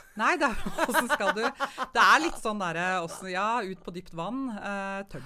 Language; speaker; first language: Norwegian; native; Norwegian